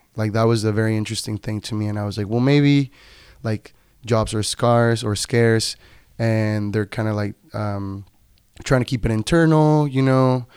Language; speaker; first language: English; non-native, fluent; Spanish